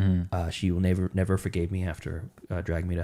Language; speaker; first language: English; native; English